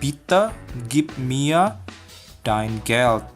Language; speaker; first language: German; non-native, fluent; Indonesian